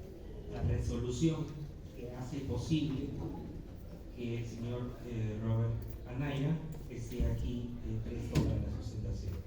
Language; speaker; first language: Spanish; native; Spanish